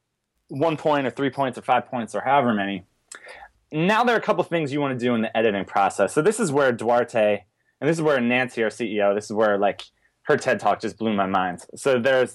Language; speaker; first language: English; native; English